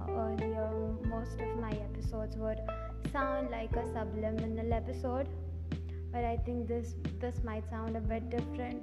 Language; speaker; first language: English; non-native, local second language; Hindi